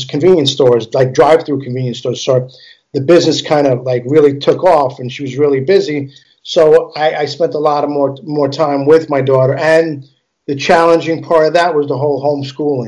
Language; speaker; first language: English; early bilingual, other home language; Italian